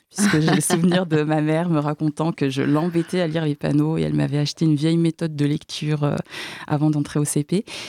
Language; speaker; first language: French; native; French